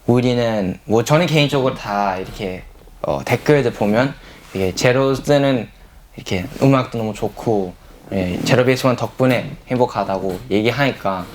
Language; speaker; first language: Korean; early bilingual, heritage; English